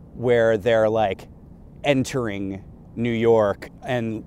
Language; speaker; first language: English; native; English